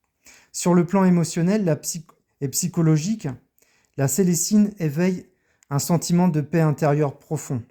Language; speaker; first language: French; native; French